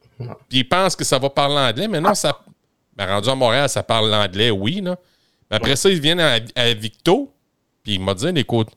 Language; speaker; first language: French; native; French